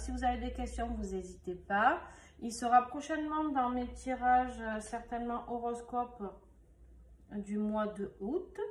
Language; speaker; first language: French; native; French